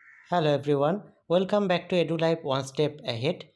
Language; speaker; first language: English; non-native, local second language; Bangla